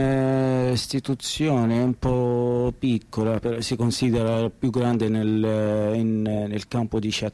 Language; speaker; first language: Italian; non-native, learner; Arabic